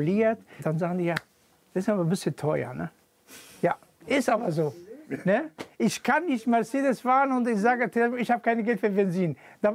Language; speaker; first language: German; non-native, fluent; Arabic